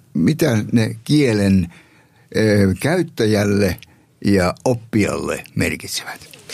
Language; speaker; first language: Finnish; native; Finnish